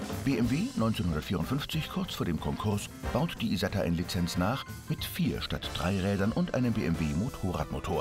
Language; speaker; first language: German; native; German